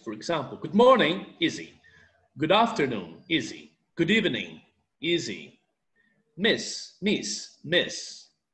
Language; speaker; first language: English; non-native, fluent; Portuguese